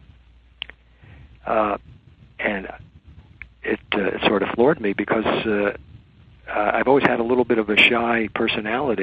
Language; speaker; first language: English; native; English